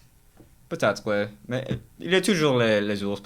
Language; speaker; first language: French; non-native, local second language; English